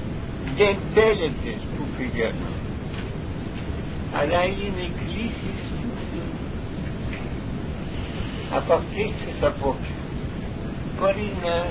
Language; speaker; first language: Greek; non-native, fluent; Russian